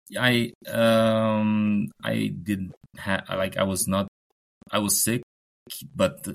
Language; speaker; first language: English; non-native, fluent; Norwegian